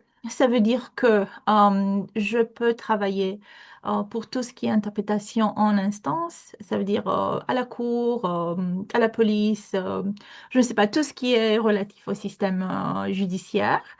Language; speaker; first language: French; non-native, fluent; Romanian